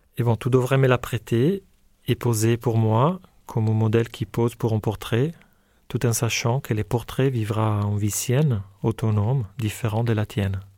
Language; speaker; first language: French; non-native, fluent; Italian